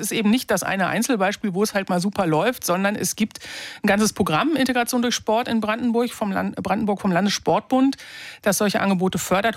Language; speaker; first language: German; native; German